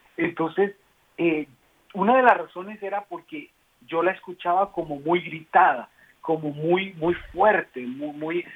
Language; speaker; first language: Spanish; early bilingual, heritage; Spanish